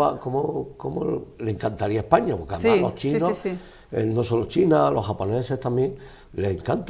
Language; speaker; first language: Spanish; native; Spanish